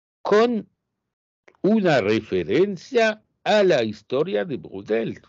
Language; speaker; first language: Spanish; non-native, fluent; French